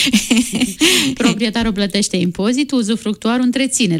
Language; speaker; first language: Romanian; native; Romanian